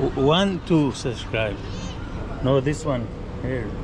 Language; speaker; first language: English; non-native, fluent; Pashto